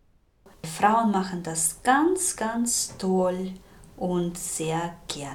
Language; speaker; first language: German; non-native, fluent; Russian